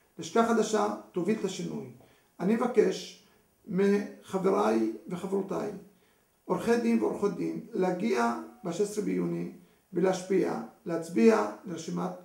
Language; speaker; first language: Hebrew; non-native, local second language; Arabic